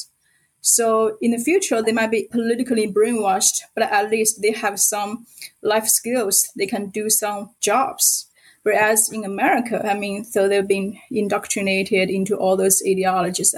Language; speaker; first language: English; non-native, fluent; Chinese